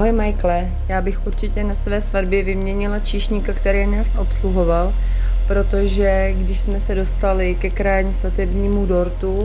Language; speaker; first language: Czech; native; Czech